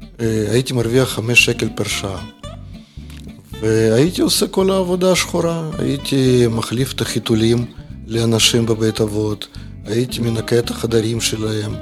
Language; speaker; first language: Hebrew; non-native, fluent; Russian